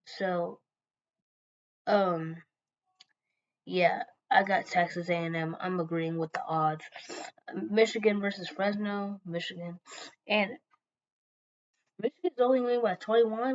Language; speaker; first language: English; native; English